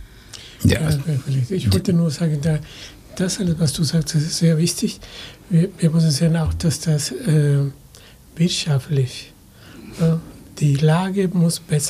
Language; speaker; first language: German; non-native, fluent; Spanish